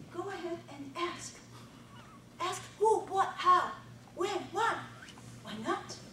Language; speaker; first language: English; non-native, fluent; Chinese